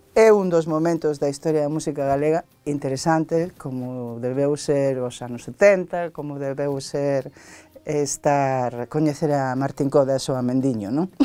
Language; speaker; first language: Galician; native; Galician